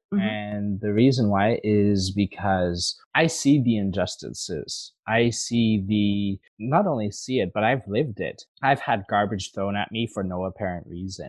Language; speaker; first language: English; native; English